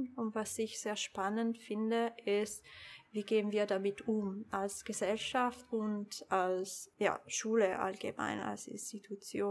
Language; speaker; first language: German; non-native, local second language; Italian